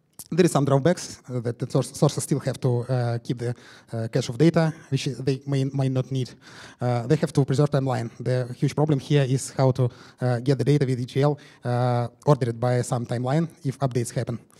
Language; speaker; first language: English; non-native, fluent; Russian